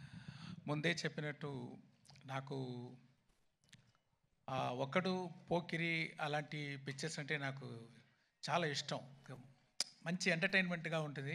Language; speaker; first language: Telugu; non-native, learner; Tamil